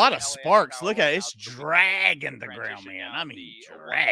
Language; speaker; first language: English; native; English